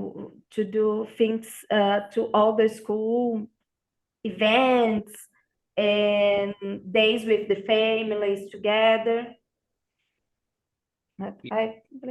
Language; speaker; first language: English; non-native, learner; Portuguese